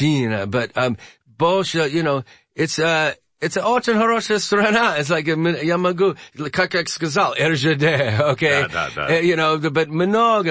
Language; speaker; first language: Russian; non-native, learner; English